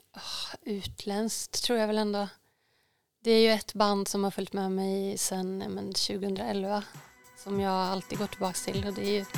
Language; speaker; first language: Swedish; native; Swedish